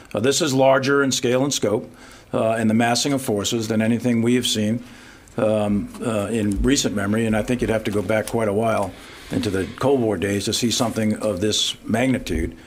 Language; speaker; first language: English; native; English